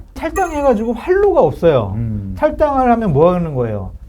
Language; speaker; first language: Korean; native; Korean